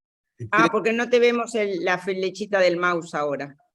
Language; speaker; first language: Spanish; native; Spanish